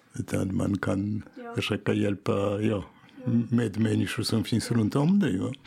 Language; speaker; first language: Swedish; non-native, fluent; Polish